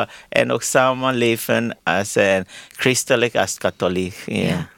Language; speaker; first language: Dutch; non-native, learner; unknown